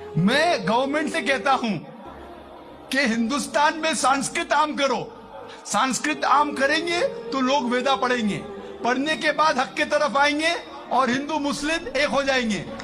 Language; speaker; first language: Urdu; non-native, local second language; Konkani